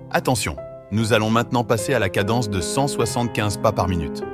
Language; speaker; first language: French; native; French